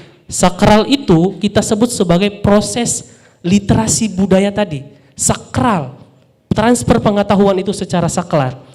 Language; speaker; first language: Indonesian; non-native, local second language; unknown